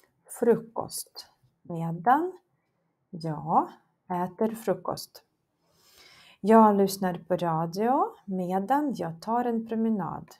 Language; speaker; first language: Swedish; non-native, fluent; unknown